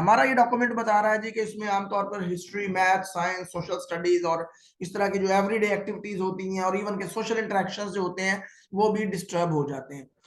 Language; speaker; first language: Urdu; native; Urdu